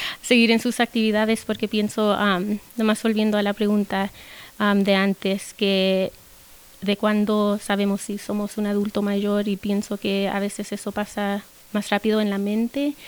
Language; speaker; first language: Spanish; early bilingual, heritage; Spanish